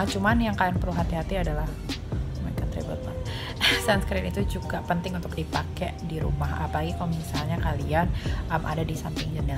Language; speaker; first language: Indonesian; native; Indonesian